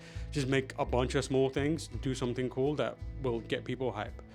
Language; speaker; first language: English; native; English